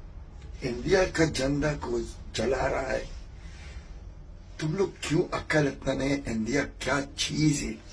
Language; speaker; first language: Hindi; non-native, fluent; Arabic